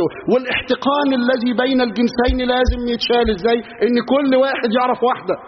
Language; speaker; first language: Arabic; native; Arabic